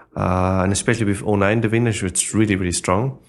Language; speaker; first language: English; non-native, fluent; German